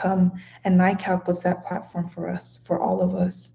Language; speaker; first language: English; non-native, fluent; Samoan